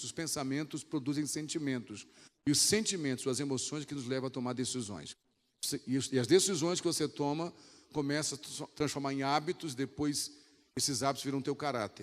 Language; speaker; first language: Portuguese; native; Portuguese